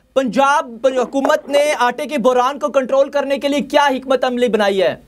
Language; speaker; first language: Urdu; native; Urdu